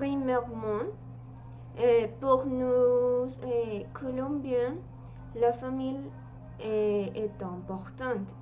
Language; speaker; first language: French; non-native, learner; Spanish